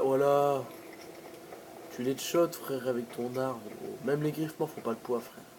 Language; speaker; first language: French; native; French